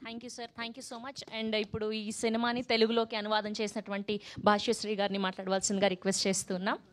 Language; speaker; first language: Telugu; native; Telugu